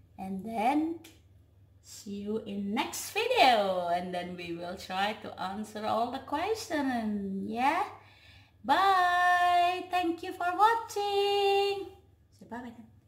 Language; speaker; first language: English; non-native, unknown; Javanese